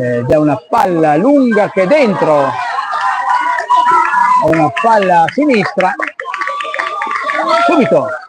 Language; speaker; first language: Italian; native; Italian